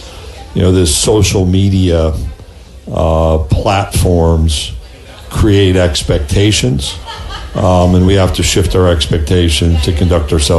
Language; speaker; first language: English; native; English